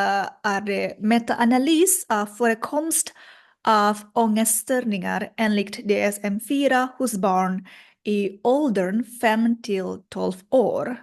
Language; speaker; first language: Swedish; non-native, learner; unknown